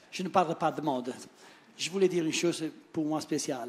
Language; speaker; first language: French; non-native, learner; Italian